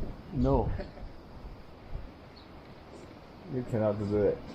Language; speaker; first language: English; non-native, learner; Tibetan